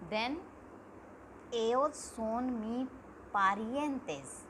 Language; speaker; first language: Spanish; non-native, learner; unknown